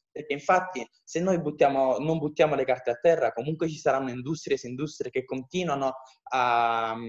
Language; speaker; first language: Italian; native; Italian